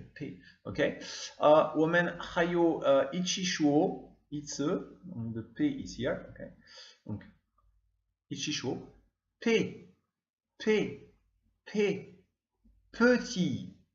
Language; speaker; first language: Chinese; non-native, learner; French